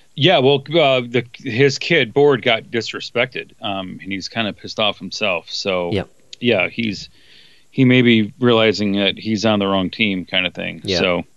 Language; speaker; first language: English; native; English